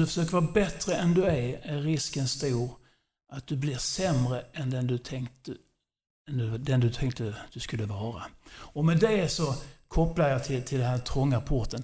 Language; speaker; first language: Swedish; non-native, fluent; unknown